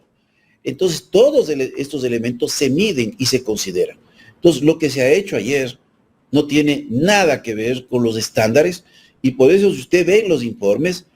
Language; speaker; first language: Spanish; native; Spanish